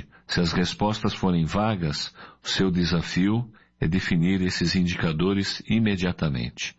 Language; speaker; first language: Portuguese; native; Portuguese